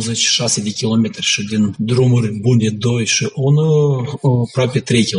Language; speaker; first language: Romanian; non-native, local second language; Gagauz